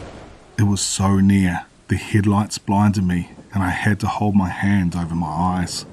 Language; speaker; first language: English; native; English